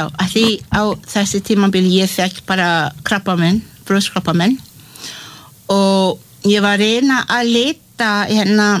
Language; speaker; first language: Icelandic; non-native, learner; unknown